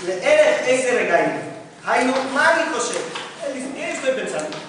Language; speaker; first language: Spanish; non-native, fluent; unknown